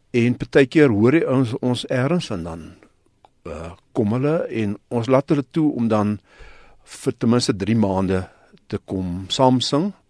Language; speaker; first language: Afrikaans; native; Afrikaans